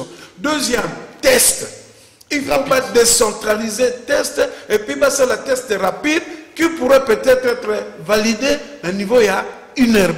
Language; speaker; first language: French; non-native, local second language; Lingala